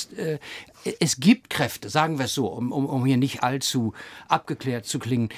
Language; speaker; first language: German; early bilingual, other home language; English